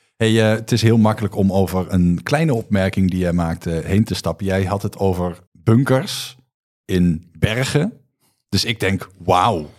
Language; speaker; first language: Dutch; native; Dutch